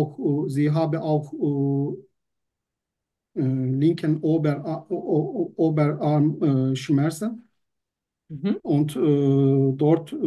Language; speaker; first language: German; non-native, learner; Turkish